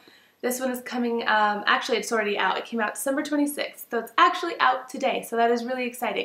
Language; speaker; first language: English; native; English